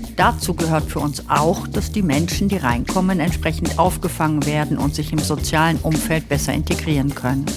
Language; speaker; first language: German; native; German